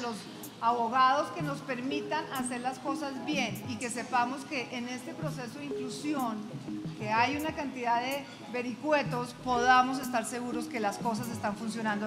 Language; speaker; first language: Spanish; native; Spanish